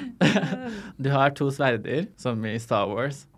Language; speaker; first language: Norwegian; non-native, fluent; Arabic